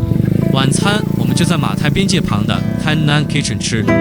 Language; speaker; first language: Chinese; native; Chinese